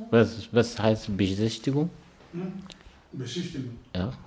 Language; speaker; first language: German; non-native, learner; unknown